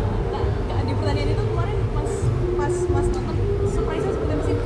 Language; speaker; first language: Indonesian; native; Indonesian